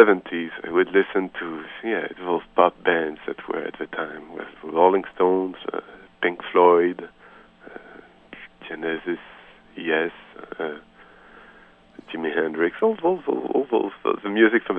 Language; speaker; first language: English; non-native, fluent; French